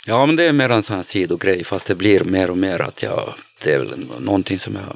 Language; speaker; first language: Swedish; native; Swedish